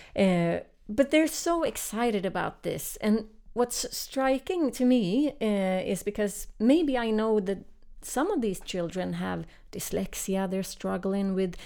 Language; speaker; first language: English; non-native, fluent; Swedish